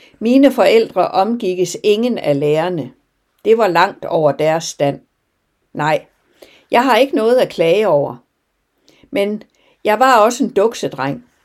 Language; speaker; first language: Danish; native; Danish